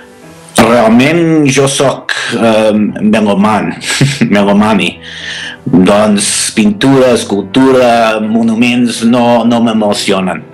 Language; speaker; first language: Catalan; non-native, fluent; English